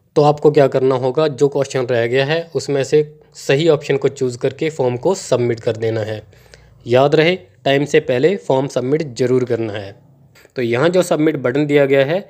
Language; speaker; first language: Hindi; non-native, local second language; Punjabi